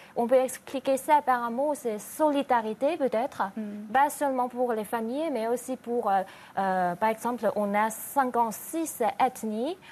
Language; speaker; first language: French; non-native, fluent; Chinese